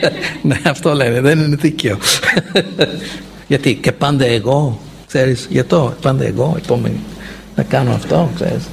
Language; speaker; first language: Greek; non-native, fluent; English